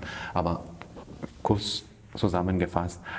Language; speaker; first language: German; non-native, fluent; Kurdish